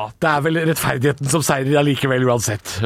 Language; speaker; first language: Norwegian; native; Norwegian